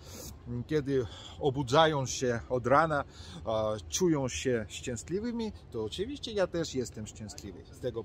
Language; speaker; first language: Polish; non-native, fluent; Georgian